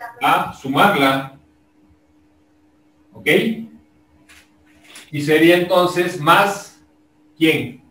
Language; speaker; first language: Spanish; native; Spanish